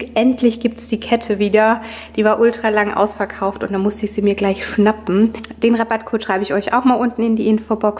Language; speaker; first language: German; native; German